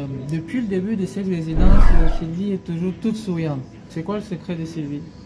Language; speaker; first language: French; native; French